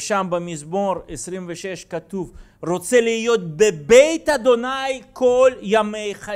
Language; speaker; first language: Hebrew; non-native, fluent; Russian